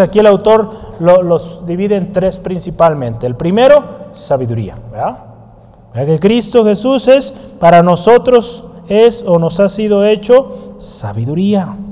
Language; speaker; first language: Spanish; native; Spanish